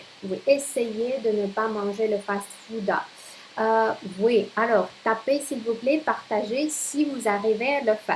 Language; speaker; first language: French; non-native, fluent; Russian